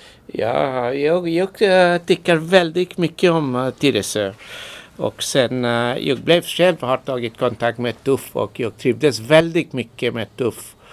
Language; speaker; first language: Swedish; non-native, fluent; Bangla